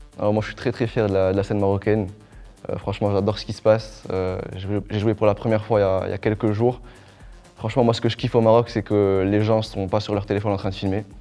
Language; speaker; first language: French; non-native, local second language; Arabic